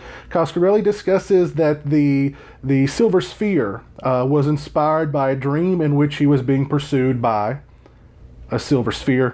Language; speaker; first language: English; native; English